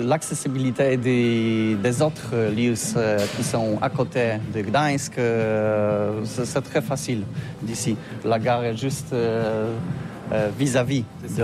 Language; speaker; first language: French; non-native, learner; Polish